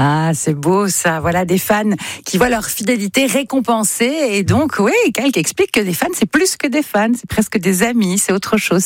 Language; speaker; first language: French; native; French